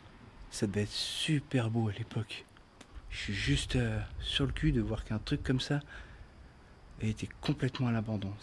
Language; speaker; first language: French; native; French